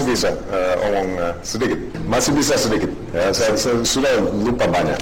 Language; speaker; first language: Indonesian; non-native, learner; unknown